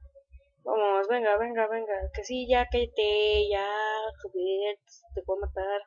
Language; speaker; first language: Spanish; native; Spanish